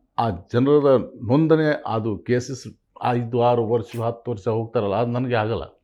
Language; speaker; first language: Kannada; native; Kannada